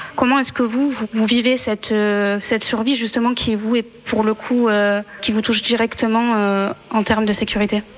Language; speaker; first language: French; native; French